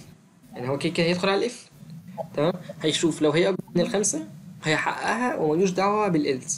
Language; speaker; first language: Arabic; native; Arabic